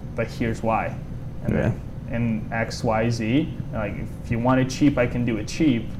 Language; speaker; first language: English; non-native, fluent; Italian